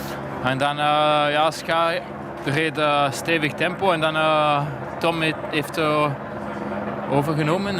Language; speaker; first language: Dutch; non-native, local second language; French